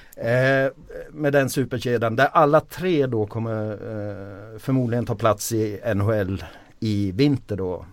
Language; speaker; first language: Swedish; early bilingual, other home language; Finnish